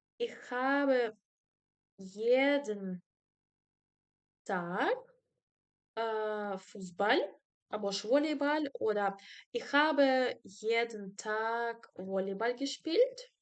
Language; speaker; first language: German; non-native, fluent; Ukrainian